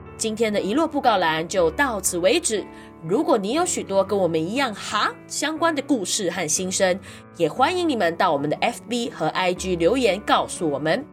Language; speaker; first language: Chinese; native; Chinese